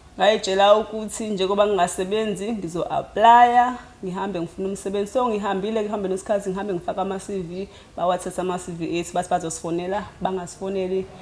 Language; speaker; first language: Zulu; non-native, local second language; Xhosa